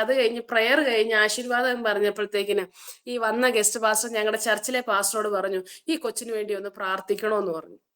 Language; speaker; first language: Malayalam; early bilingual, heritage; Malayalam